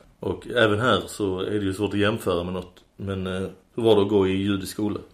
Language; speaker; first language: Swedish; native; Swedish